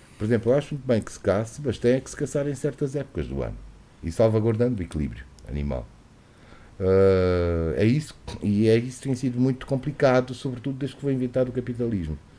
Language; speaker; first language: Portuguese; native; Portuguese